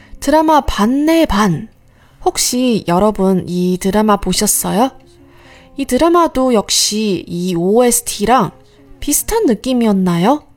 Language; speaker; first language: Korean; non-native, fluent; Chinese